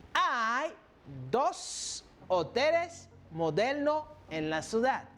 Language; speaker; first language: Spanish; non-native, fluent; French